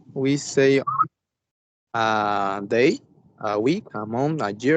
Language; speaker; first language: English; non-native, learner; Spanish